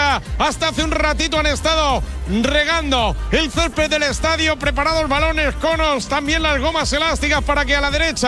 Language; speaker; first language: Spanish; native; Spanish